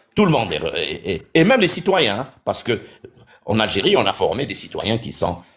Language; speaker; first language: French; non-native, local second language; Arabic